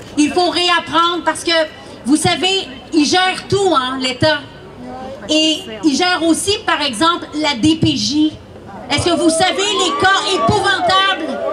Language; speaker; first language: French; native; French